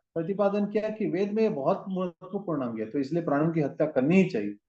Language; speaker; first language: Hindi; non-native, local second language; Kannada